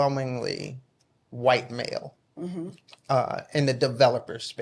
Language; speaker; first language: English; native; English